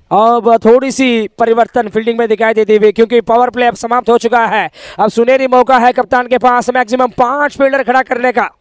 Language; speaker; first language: Hindi; native; Hindi